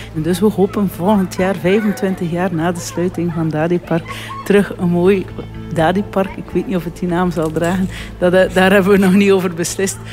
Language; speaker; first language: Dutch; native; Dutch